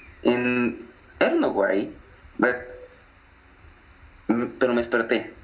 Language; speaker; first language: English; non-native, learner; Spanish